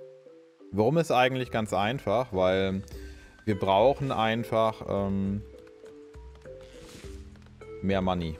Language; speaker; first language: German; native; German